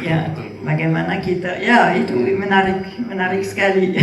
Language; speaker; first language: Indonesian; non-native, fluent; French